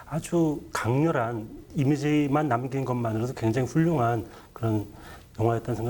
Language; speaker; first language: Korean; native; Korean